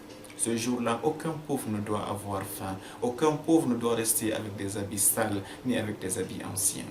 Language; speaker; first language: French; non-native, local second language; Fula